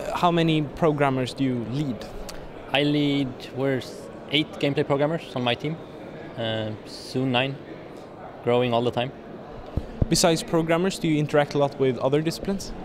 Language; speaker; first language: English; non-native, fluent; Swedish